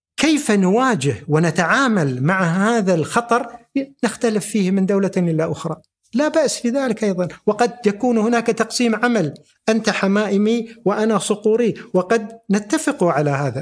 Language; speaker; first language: Arabic; native; Arabic